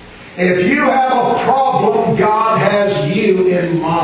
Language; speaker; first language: English; native; English